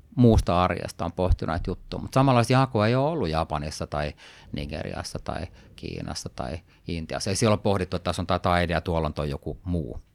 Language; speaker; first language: Finnish; early bilingual, heritage; Finnish